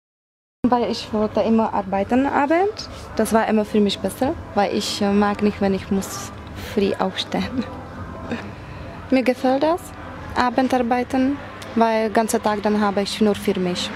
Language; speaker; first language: German; non-native, learner; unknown